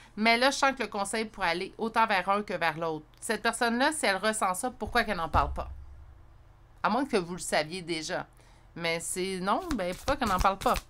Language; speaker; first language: French; native; French